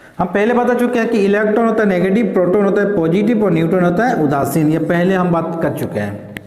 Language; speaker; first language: Hindi; native; Hindi